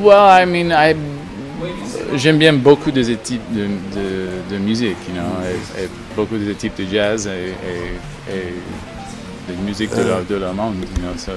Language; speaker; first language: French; non-native, learner; English